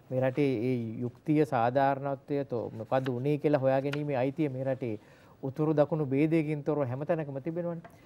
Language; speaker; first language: Sinhala; native; Sinhala